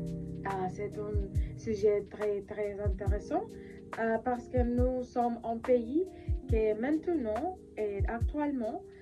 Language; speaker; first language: French; non-native, learner; Spanish